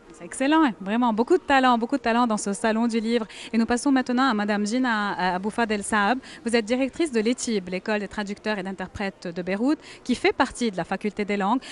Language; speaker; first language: French; non-native, local second language; Arabic